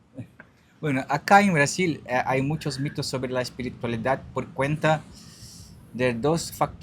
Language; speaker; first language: Spanish; non-native, learner; Portuguese